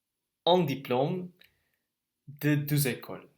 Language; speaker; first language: French; non-native, learner; Indonesian